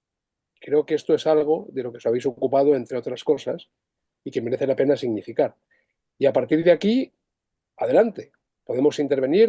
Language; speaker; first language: Spanish; native; Spanish